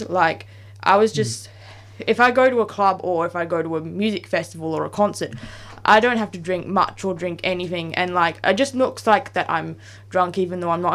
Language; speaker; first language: English; native; English